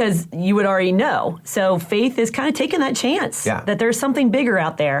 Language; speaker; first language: English; native; English